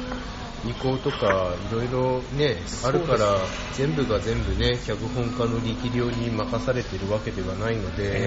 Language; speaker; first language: Japanese; native; Japanese